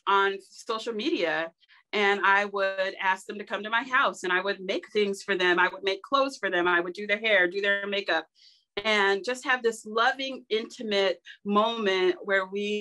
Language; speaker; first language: English; native; English